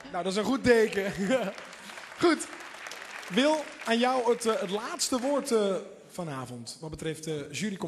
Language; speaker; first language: Dutch; native; Dutch